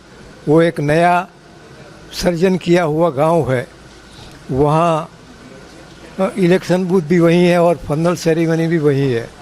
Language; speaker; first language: Hindi; non-native, local second language; Gujarati